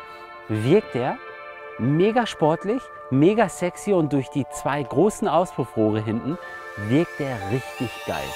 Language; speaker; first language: German; native; German